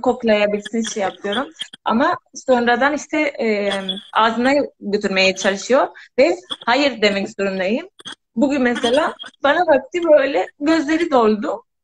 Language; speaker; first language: Turkish; non-native, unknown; Spanish